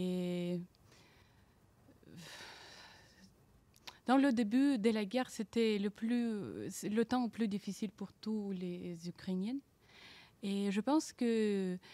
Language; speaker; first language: French; non-native, learner; Ukrainian